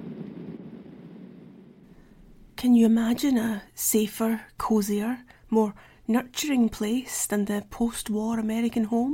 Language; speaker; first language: English; native; English